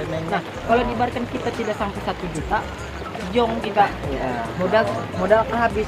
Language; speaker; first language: Indonesian; native; Indonesian